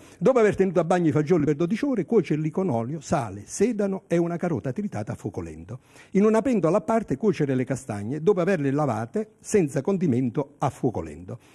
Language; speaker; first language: Italian; native; Italian